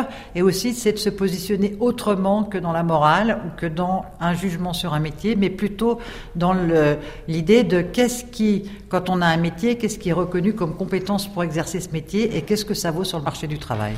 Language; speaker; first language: French; native; French